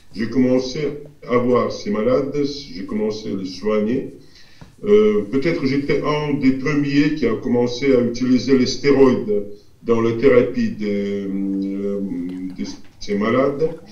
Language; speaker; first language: French; non-native, fluent; Russian